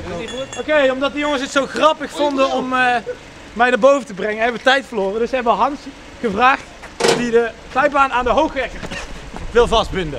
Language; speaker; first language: Dutch; native; Dutch